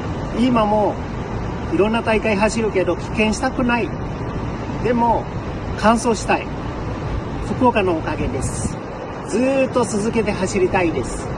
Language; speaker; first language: Japanese; non-native, learner; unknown